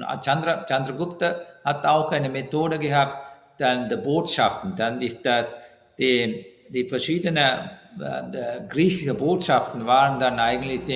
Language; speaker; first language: German; non-native, learner; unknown